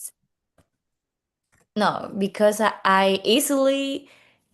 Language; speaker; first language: English; non-native, learner; Spanish